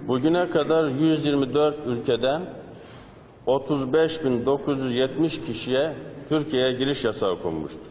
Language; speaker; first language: Turkish; native; Turkish